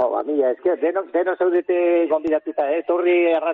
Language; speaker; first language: Basque; native; Basque